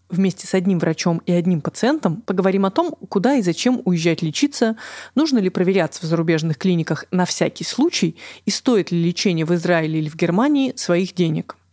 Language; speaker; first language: Russian; native; Russian